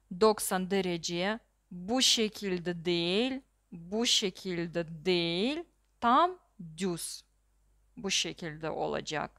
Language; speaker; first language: Turkish; non-native, learner; Russian